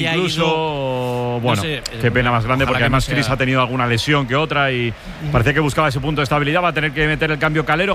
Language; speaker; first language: Spanish; native; Spanish